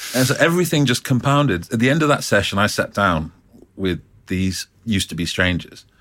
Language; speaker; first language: English; native; English